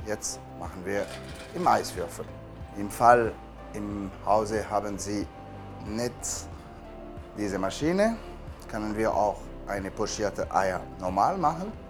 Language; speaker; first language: German; non-native, learner; French